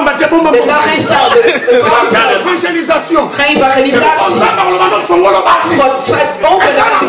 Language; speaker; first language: Dutch; non-native, learner; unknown